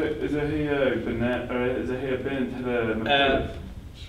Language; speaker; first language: Arabic; non-native, learner; English